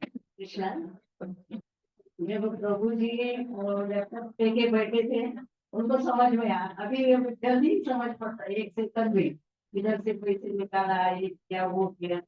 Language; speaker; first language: Hindi; non-native, local second language; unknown